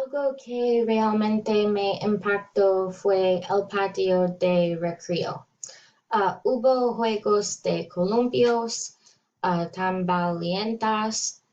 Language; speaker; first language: Spanish; non-native, learner; English